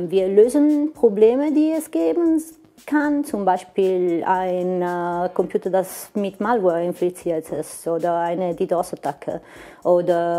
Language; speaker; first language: German; non-native, fluent; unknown